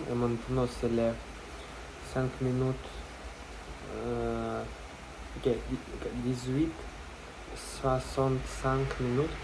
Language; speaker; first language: French; non-native, learner; Russian